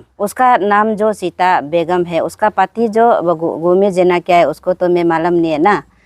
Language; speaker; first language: Hindi; non-native, local second language; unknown